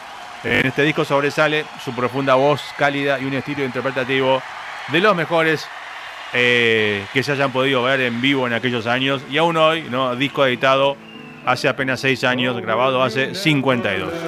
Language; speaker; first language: Spanish; native; Spanish